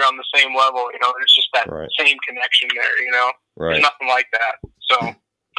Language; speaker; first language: English; native; English